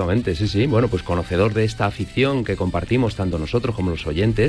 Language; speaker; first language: Spanish; native; Spanish